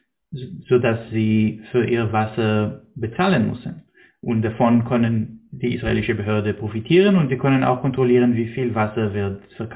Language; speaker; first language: German; non-native, fluent; Hebrew